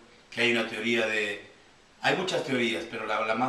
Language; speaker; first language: Spanish; native; Spanish